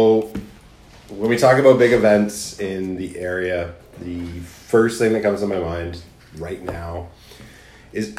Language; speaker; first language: English; native; English